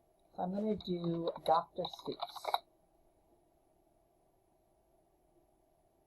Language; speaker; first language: English; native; English